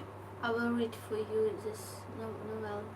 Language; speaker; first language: English; non-native, learner; Ukrainian